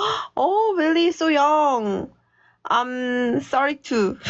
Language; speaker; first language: English; non-native, learner; Korean